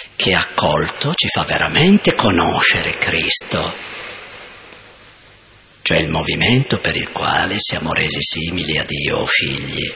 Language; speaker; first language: Italian; native; Italian